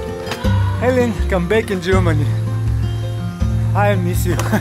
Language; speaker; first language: English; non-native, learner; Russian